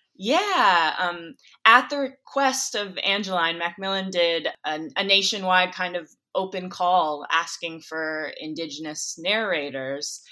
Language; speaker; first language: English; native; English